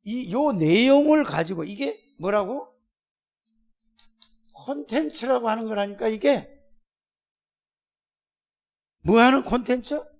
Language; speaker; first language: Korean; native; Korean